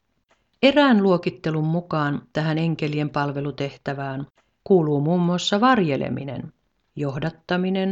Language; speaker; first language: Finnish; native; Finnish